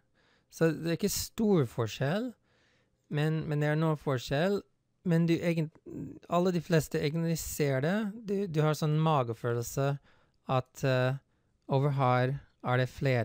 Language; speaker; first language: Norwegian; non-native, fluent; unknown